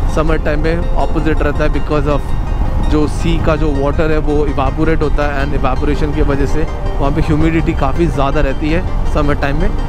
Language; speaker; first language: Hindi; non-native, local second language; Odia